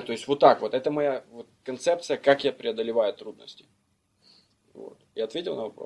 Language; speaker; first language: Russian; native; Russian